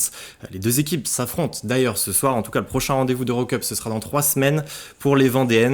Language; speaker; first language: French; native; French